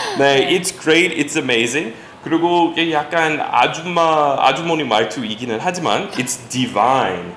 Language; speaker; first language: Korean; non-native, fluent; English